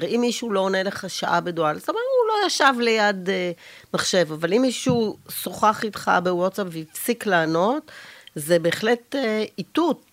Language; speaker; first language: Hebrew; native; Hebrew